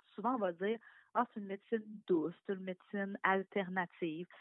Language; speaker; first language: French; native; French